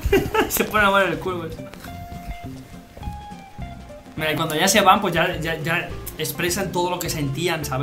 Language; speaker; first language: Spanish; native; Spanish